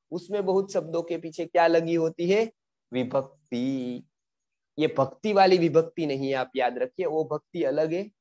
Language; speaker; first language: Hindi; non-native, local second language; Gujarati